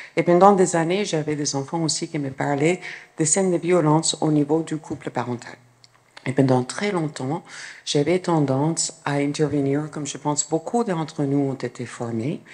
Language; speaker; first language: French; non-native, fluent; English